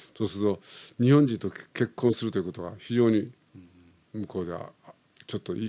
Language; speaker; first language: Japanese; early bilingual, other home language; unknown